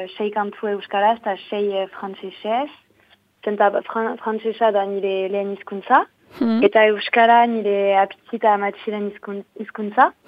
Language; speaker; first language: Basque; non-native, local second language; French